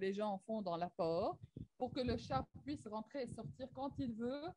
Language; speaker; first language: French; non-native, local second language; Arabic